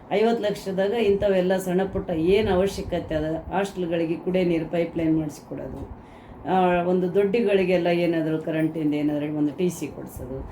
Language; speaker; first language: Kannada; native; Kannada